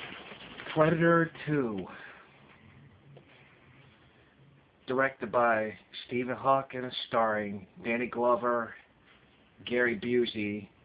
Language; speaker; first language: English; native; English